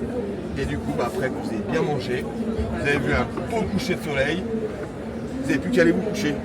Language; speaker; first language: French; native; French